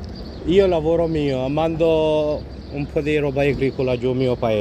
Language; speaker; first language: Italian; non-native, learner; Urdu